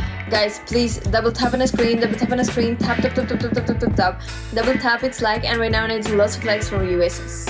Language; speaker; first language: English; non-native, learner; Russian